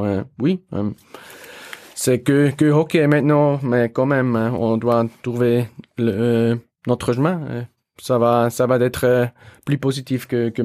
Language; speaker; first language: French; non-native, local second language; German